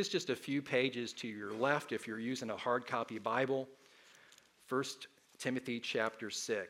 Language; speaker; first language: English; native; English